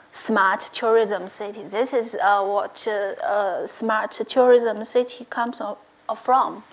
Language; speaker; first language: English; non-native, learner; Chinese